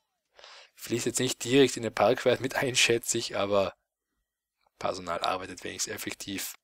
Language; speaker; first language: German; native; German